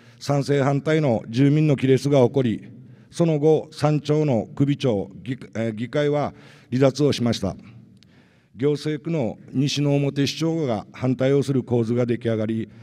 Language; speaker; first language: Japanese; native; Japanese